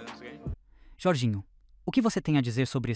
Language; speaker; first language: Portuguese; native; Portuguese